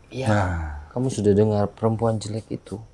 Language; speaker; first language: Indonesian; non-native, local second language; Sundanese